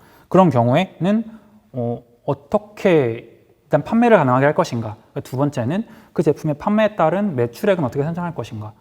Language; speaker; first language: Korean; native; Korean